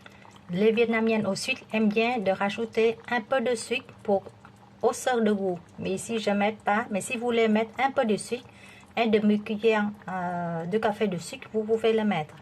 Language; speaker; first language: French; non-native, fluent; Vietnamese